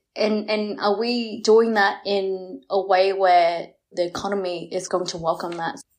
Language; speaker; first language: English; early bilingual, other home language; Vietnamese